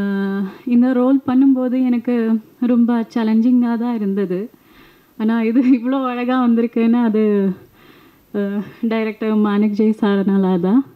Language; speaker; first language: Tamil; non-native, fluent; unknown